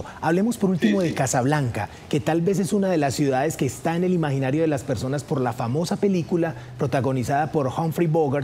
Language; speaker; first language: Spanish; native; Spanish